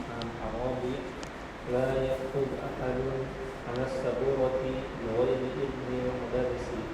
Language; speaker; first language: Arabic; non-native, learner; Indonesian